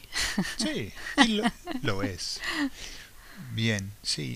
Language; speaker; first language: Spanish; non-native, fluent; English